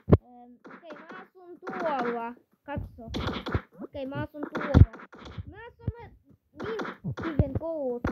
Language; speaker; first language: Finnish; non-native, learner; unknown